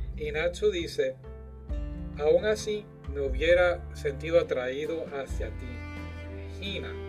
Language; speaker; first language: Spanish; native; Spanish